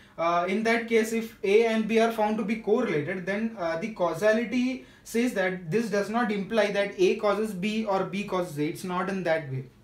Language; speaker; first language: English; non-native, local second language; Marathi